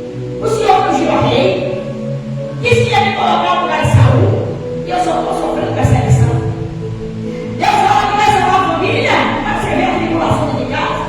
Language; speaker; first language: Portuguese; native; Portuguese